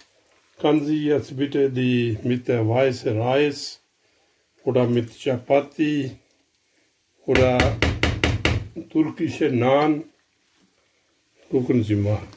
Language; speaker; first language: German; non-native, learner; Urdu